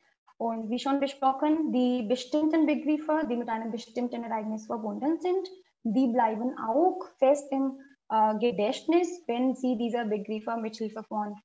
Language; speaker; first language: German; non-native, fluent; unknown